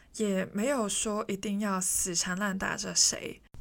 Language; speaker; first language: Chinese; non-native, local second language; Cantonese